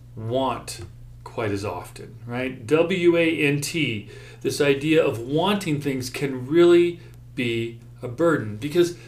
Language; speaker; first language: English; native; English